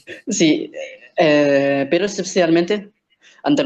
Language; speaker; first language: Spanish; non-native, learner; Arabic